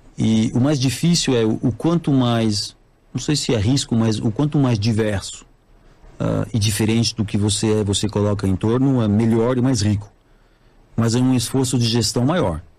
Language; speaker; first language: Portuguese; non-native, fluent; French